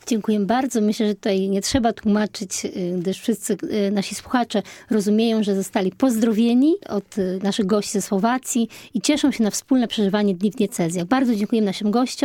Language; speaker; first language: Polish; native; Polish